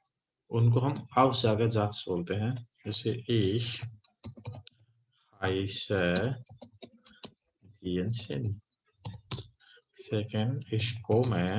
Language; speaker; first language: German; non-native, fluent; Hindi